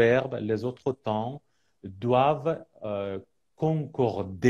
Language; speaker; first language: French; non-native, fluent; Persian